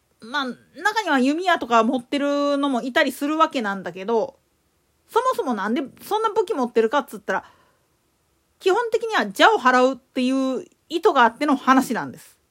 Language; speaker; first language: Japanese; native; Japanese